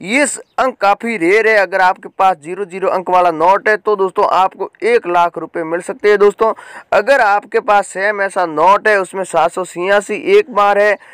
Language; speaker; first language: Hindi; native; Hindi